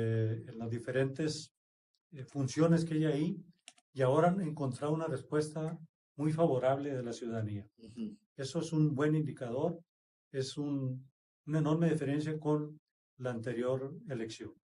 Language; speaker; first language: Spanish; native; Spanish